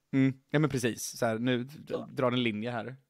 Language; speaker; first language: Swedish; native; Swedish